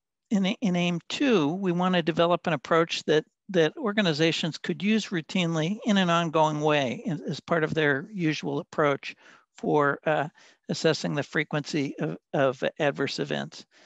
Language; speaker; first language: English; native; English